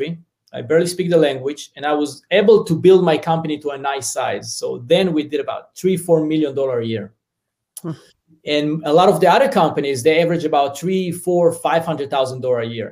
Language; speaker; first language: English; non-native, fluent; Hebrew